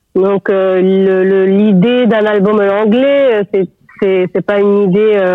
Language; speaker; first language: French; non-native, local second language; Arabic